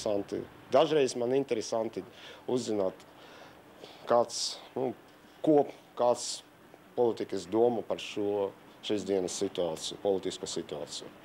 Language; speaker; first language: Latvian; non-native, local second language; Russian